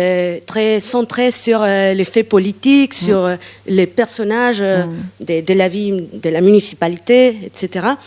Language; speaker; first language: French; non-native, fluent; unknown